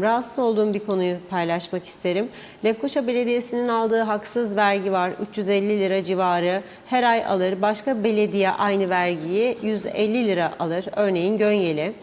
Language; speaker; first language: Turkish; native; Turkish